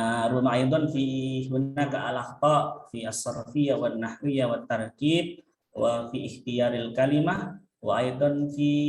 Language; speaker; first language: Arabic; non-native, fluent; Indonesian